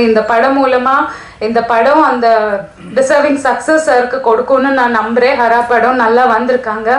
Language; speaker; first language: Tamil; non-native, fluent; Malayalam